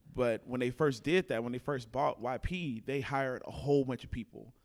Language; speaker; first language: English; native; English